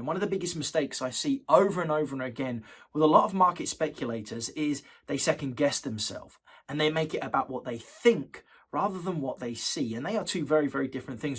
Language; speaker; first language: English; native; English